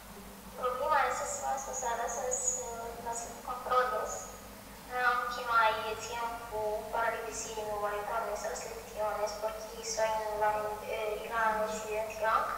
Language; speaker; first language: Spanish; non-native, learner; Arabic